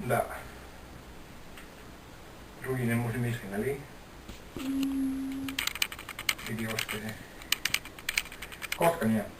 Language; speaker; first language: Bulgarian; non-native, learner; Finnish